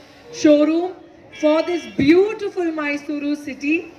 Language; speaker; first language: Hindi; native; Hindi